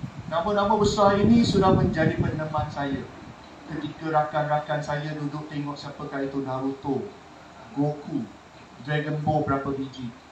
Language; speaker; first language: Malay; non-native, local second language; Chinese